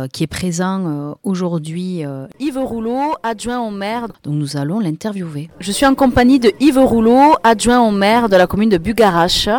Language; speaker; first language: French; native; French